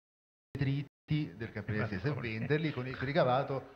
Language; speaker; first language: Italian; native; Italian